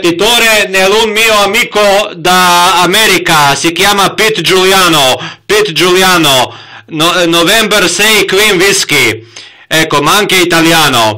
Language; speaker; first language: Italian; non-native, learner; Croatian